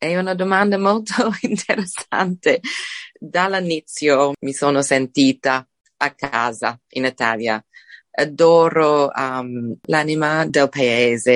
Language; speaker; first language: Italian; non-native, fluent; English